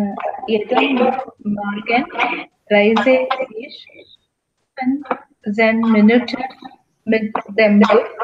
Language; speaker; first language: German; non-native, learner; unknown